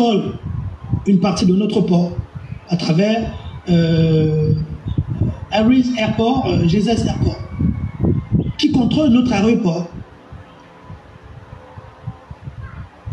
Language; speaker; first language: French; native; French